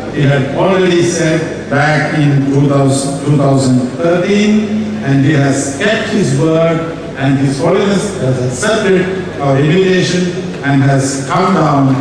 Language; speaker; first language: English; non-native, local second language; Malayalam